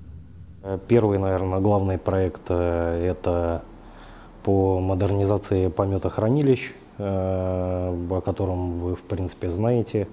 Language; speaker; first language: Russian; native; Russian